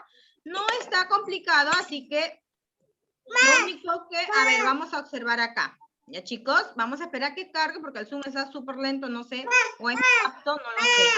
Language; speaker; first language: Spanish; native; Spanish